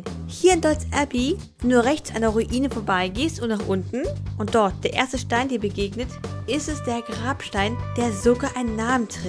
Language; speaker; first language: German; native; German